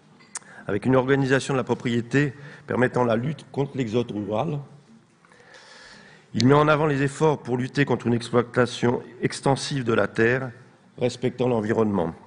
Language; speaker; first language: French; native; French